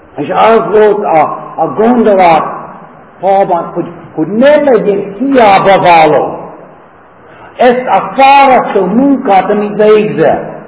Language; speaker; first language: Hungarian; non-native, fluent; English